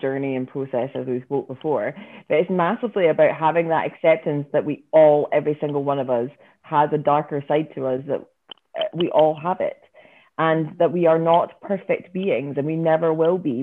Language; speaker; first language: English; native; English